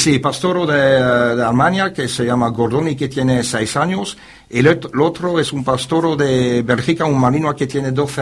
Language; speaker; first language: Spanish; non-native, learner; French